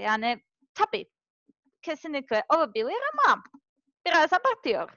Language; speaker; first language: Turkish; non-native, learner; Serbian